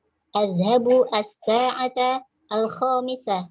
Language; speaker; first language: Arabic; non-native, learner; Indonesian